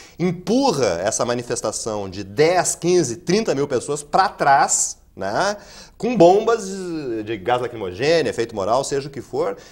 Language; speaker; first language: Portuguese; native; Portuguese